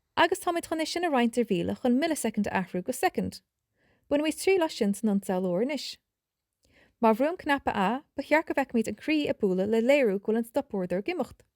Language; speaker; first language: Irish; native; Irish